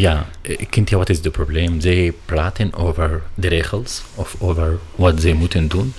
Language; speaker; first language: Dutch; non-native, learner; Arabic